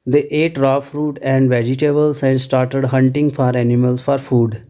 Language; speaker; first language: English; non-native, local second language; Punjabi